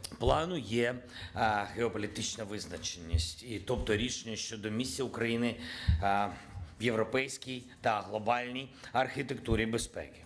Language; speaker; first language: Ukrainian; non-native, local second language; Russian